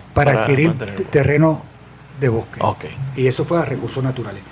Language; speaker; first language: Spanish; native; Spanish